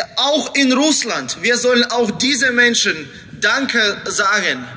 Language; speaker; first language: German; non-native, fluent; Ukrainian